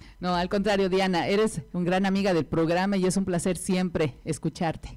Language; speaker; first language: Spanish; native; Spanish